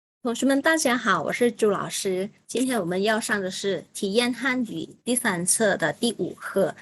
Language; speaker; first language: Chinese; non-native, fluent; Thai